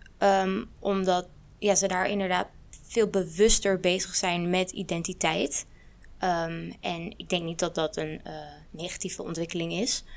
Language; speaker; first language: Dutch; early bilingual, other home language; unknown